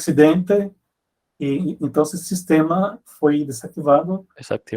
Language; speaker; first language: Spanish; non-native, fluent; Portuguese